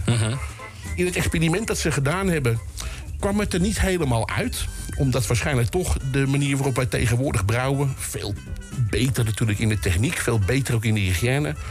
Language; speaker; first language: Dutch; native; Dutch